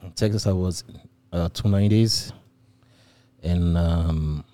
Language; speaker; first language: English; non-native, local second language; Igbo